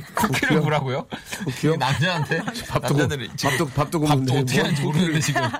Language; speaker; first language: Korean; native; Korean